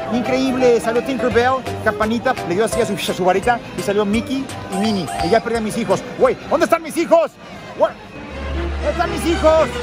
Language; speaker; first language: Spanish; native; Spanish